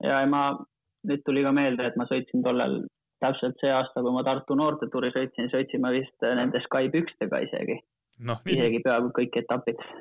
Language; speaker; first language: Estonian; non-native, fluent; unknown